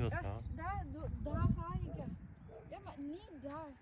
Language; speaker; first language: Dutch; non-native, learner; Thai